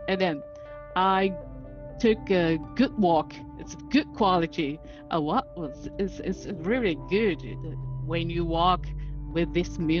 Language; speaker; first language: English; non-native, learner; Japanese